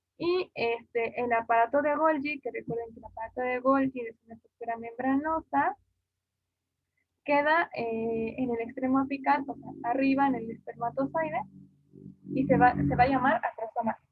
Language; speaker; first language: Spanish; native; Spanish